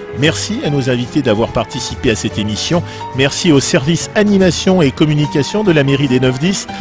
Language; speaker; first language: French; native; French